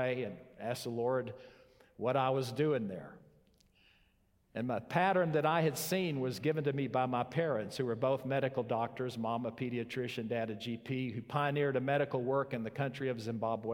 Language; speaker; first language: English; native; English